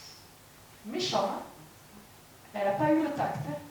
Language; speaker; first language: French; native; French